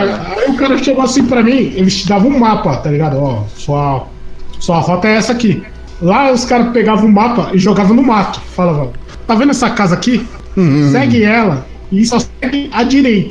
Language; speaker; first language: Portuguese; native; Portuguese